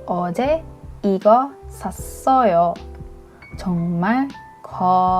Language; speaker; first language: Korean; non-native, fluent; Indonesian